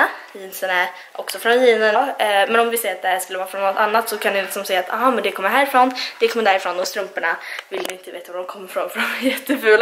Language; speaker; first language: Swedish; native; Swedish